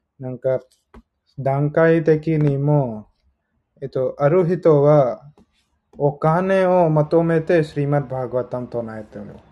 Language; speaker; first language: Japanese; non-native, learner; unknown